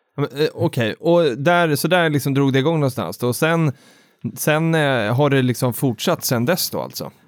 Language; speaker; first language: Swedish; native; Swedish